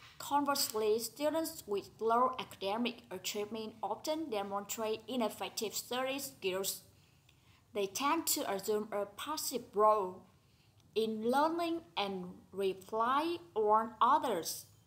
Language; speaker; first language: English; non-native, fluent; Vietnamese